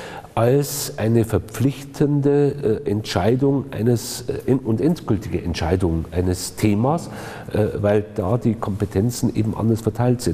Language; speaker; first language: German; native; German